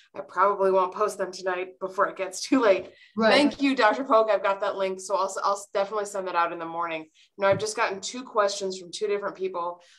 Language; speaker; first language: English; native; English